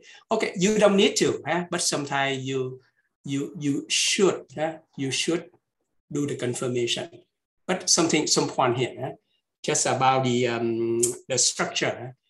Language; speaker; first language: English; non-native, fluent; Vietnamese